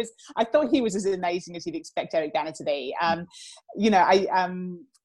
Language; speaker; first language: English; native; English